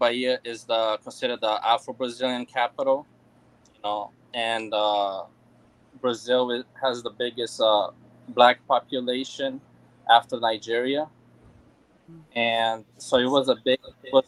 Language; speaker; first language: English; non-native, fluent; Portuguese